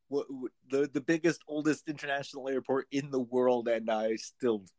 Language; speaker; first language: English; native; English